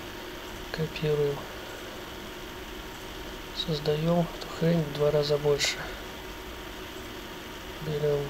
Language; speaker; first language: Russian; native; Russian